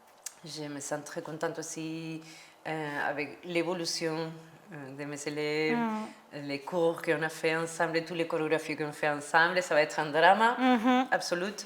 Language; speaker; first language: French; non-native, learner; Spanish